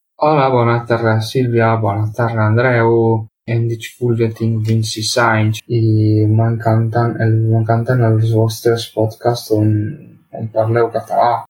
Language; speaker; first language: Catalan; non-native, fluent; Italian